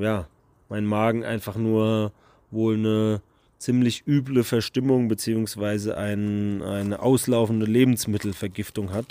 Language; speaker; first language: German; native; German